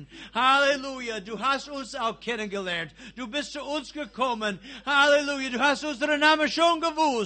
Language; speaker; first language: German; non-native, fluent; English